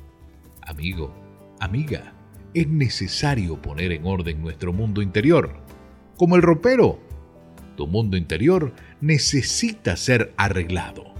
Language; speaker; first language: Spanish; native; Spanish